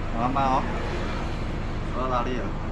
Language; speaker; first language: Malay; non-native, local second language; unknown